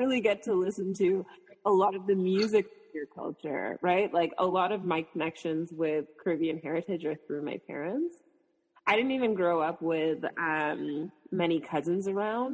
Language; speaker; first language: English; native; English